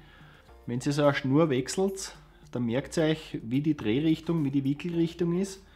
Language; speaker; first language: German; native; German